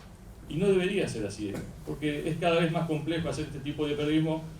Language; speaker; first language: Spanish; native; Spanish